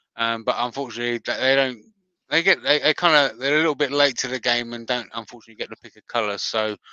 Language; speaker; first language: English; native; English